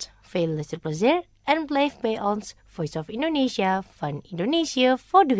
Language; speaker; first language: Dutch; non-native, fluent; Indonesian